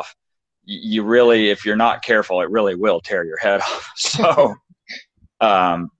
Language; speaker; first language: English; native; English